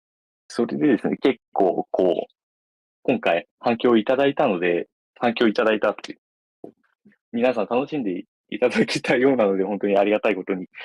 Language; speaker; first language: Japanese; native; Japanese